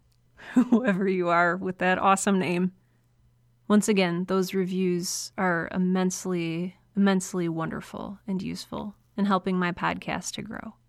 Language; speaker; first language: English; native; English